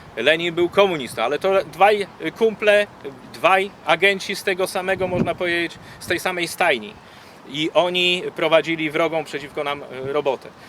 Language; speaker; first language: Polish; native; Polish